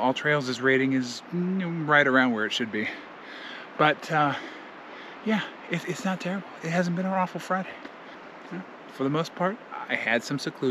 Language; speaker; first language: English; native; English